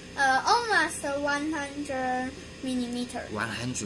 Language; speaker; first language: English; non-native, learner; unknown